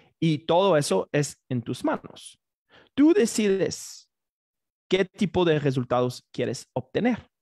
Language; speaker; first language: Spanish; non-native, fluent; French